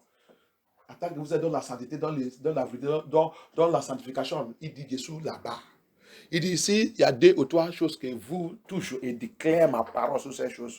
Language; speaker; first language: French; non-native, learner; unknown